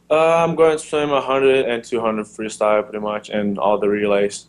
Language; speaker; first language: English; non-native, learner; Portuguese